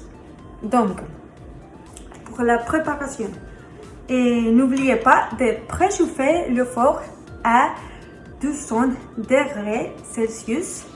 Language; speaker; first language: French; non-native, learner; Spanish